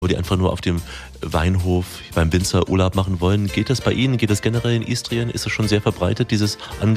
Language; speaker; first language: German; native; German